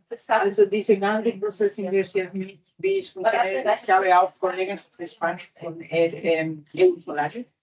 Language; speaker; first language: German; non-native, fluent; Italian